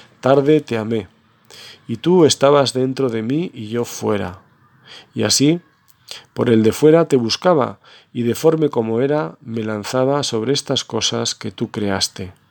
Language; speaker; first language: Spanish; native; Spanish